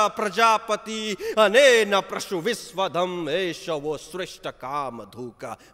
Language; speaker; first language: Hindi; non-native, local second language; Nepali